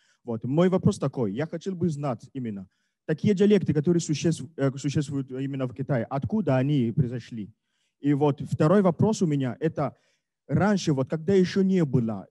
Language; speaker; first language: Russian; non-native, fluent; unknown